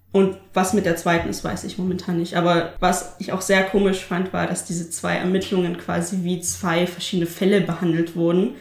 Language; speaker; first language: German; non-native, local second language; Upper Sorbian